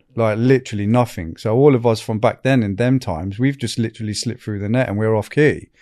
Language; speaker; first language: English; native; English